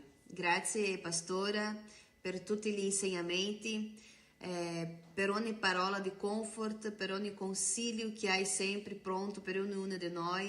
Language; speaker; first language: Italian; non-native, fluent; Portuguese